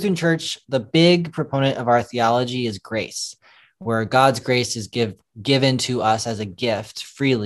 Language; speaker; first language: English; native; English